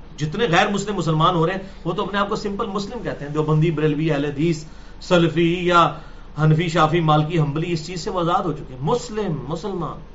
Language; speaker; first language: Urdu; non-native, local second language; Punjabi